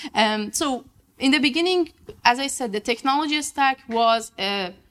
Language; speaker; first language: English; non-native, fluent; Persian